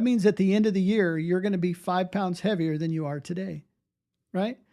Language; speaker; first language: English; native; English